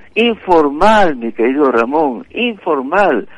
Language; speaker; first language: Spanish; native; Spanish